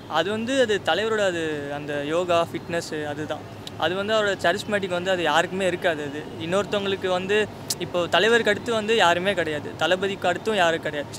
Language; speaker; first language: Tamil; native; Tamil